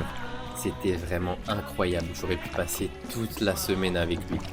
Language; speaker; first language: French; native; French